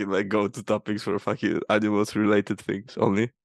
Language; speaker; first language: English; non-native, fluent; Polish